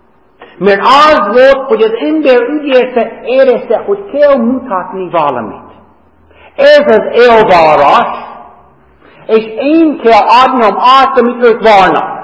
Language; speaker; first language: Hungarian; non-native, fluent; English